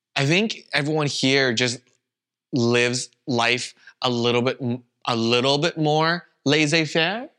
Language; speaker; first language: English; non-native, fluent; Vietnamese